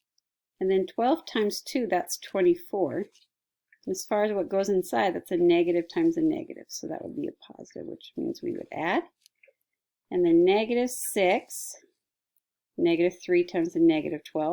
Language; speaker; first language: English; native; English